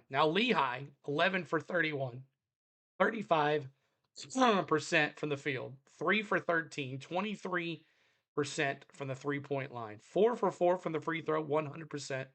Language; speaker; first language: English; native; English